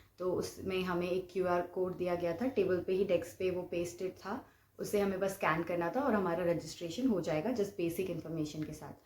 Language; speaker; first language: Hindi; non-native, local second language; Bangla